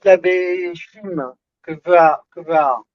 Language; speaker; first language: Hebrew; non-native, learner; French